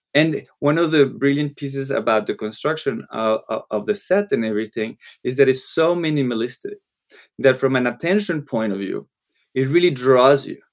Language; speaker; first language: English; non-native, fluent; Spanish